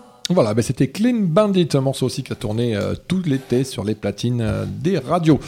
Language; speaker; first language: French; native; French